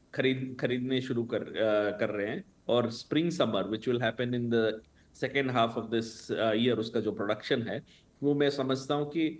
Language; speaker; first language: Hindi; non-native, local second language; Tamil